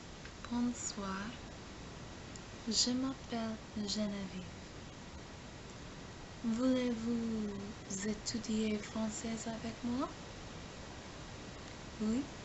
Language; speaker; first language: French; non-native, learner; English